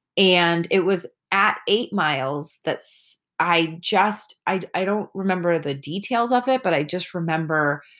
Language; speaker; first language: English; early bilingual, other home language; Spanish